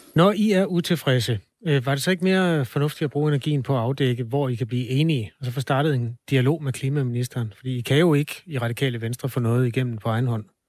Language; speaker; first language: Danish; native; Danish